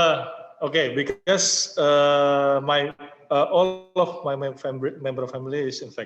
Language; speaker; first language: English; non-native, learner; Indonesian